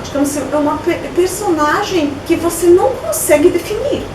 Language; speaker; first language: Portuguese; non-native, fluent; Polish